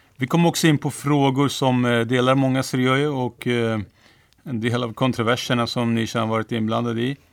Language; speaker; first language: Swedish; early bilingual, other home language; Turoyo